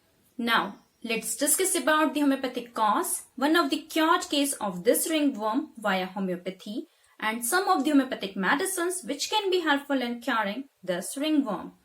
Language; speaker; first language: English; non-native, local second language; Hindi